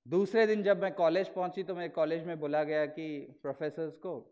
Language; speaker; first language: Hindi; non-native, local second language; Marathi